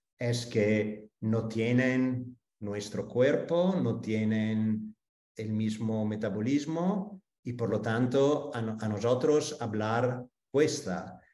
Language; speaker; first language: Spanish; non-native, fluent; Italian